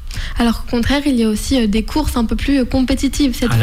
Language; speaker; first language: French; native; French